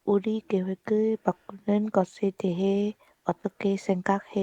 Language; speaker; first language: Korean; non-native, learner; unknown